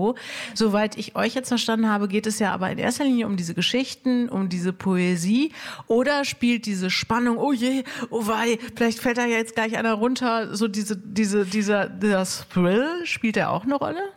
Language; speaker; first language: German; native; German